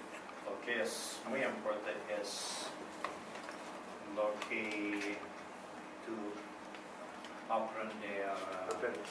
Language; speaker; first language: Spanish; non-native, learner; English